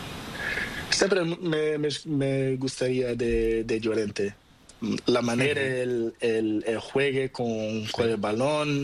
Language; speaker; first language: Spanish; non-native, learner; Portuguese